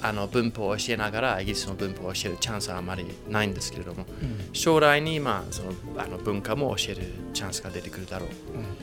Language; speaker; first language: Japanese; non-native, fluent; English